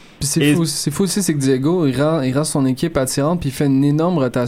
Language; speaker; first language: French; native; French